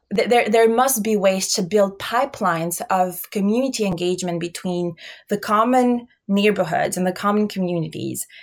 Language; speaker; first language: English; early bilingual, other home language; Albanian